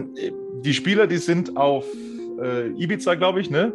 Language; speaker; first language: German; native; German